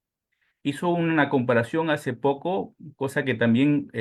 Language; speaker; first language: Spanish; native; Spanish